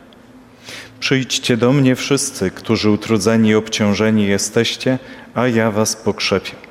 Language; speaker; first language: Polish; native; Polish